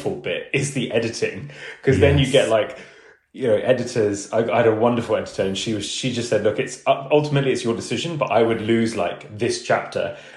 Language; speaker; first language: English; early bilingual, other home language; Urdu